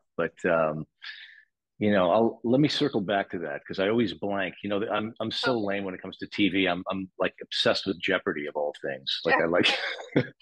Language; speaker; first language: English; native; English